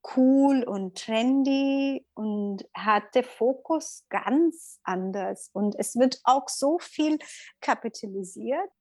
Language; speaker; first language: German; non-native, learner; Tamil